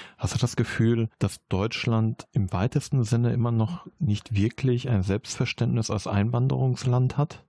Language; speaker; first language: German; native; German